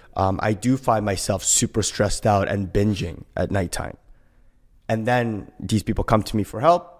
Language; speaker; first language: English; early bilingual, other home language; Korean